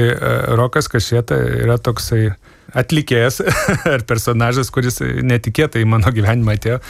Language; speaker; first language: Lithuanian; native; Lithuanian